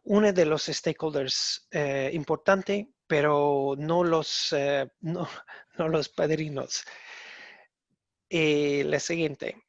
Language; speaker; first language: Spanish; non-native, learner; English